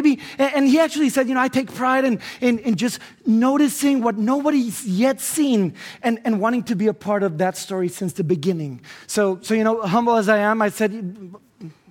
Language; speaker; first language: English; non-native, fluent; Spanish